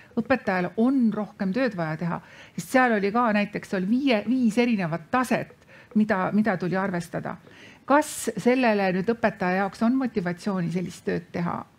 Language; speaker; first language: Estonian; non-native, fluent; Lithuanian